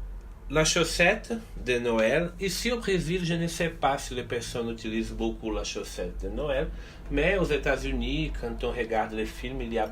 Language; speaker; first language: French; non-native, fluent; Portuguese